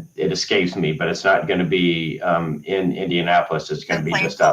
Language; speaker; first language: English; native; English